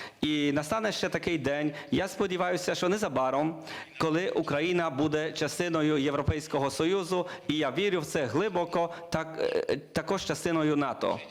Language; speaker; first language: Ukrainian; non-native, learner; Polish